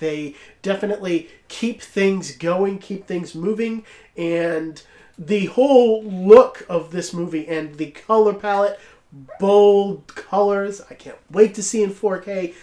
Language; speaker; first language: English; native; English